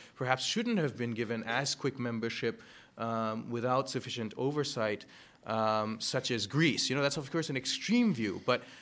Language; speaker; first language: English; early bilingual, other home language; German